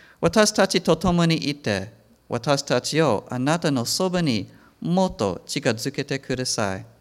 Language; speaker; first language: Japanese; non-native, fluent; English